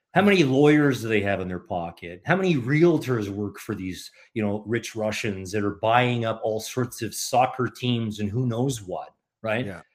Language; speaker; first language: English; non-native, fluent; Ukrainian